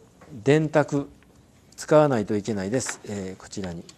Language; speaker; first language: Japanese; native; Japanese